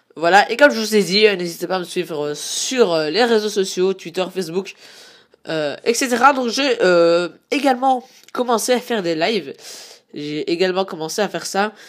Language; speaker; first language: French; native; French